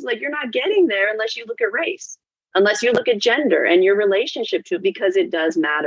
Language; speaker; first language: English; native; English